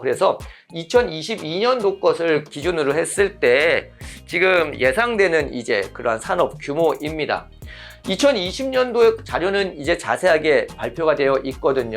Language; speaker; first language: Korean; native; Korean